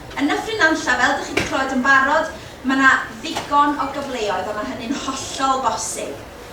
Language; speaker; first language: Welsh; native; Welsh